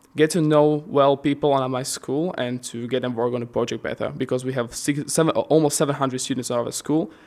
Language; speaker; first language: English; non-native, fluent; Slovak